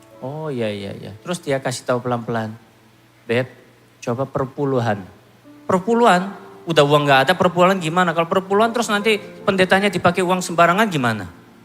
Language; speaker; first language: Indonesian; non-native, fluent; Korean